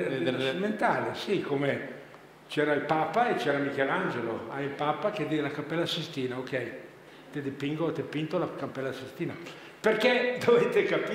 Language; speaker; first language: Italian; non-native, fluent; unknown